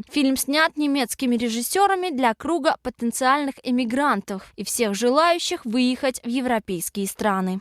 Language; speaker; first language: Russian; non-native, local second language; Chechen